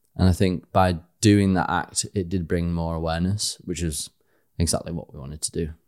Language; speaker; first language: English; native; English